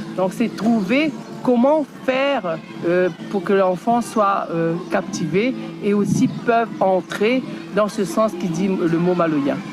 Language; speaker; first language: French; native; French